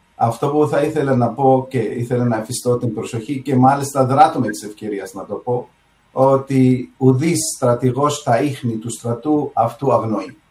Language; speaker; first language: Greek; early bilingual, heritage; Greek